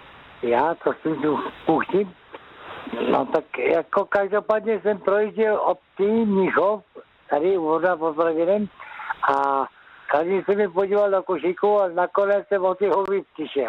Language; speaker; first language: Czech; native; Czech